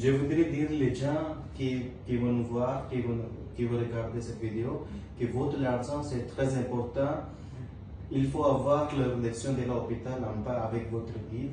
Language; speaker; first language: French; non-native, learner; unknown